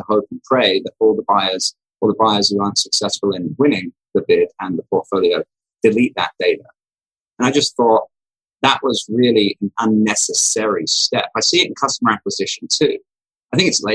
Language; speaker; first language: English; native; English